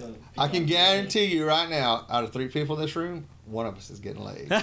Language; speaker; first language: English; native; English